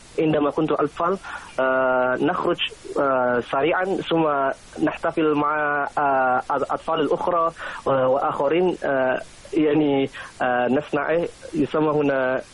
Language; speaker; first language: Arabic; non-native, local second language; Indonesian